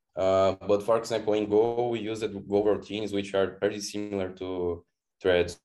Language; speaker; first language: English; non-native, fluent; Portuguese